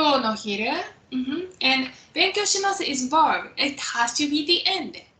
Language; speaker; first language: English; non-native, fluent; Japanese